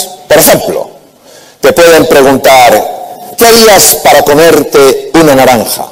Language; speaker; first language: Spanish; native; Spanish